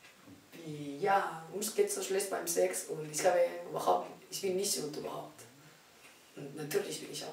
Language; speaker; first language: German; non-native, learner; Spanish